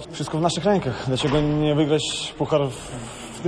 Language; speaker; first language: Polish; non-native, fluent; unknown